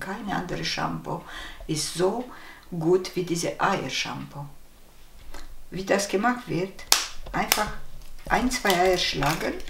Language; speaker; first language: German; non-native, fluent; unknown